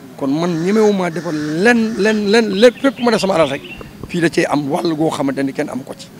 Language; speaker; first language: Wolof; native; Wolof